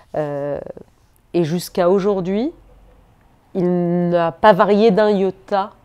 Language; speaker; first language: French; native; French